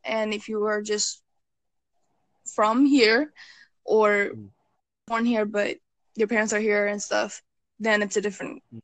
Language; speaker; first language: English; early bilingual, other home language; Bangla